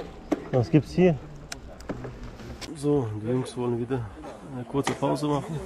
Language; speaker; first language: German; non-native, fluent; Russian